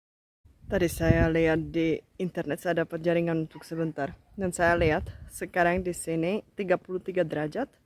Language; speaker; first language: Indonesian; non-native, fluent; Czech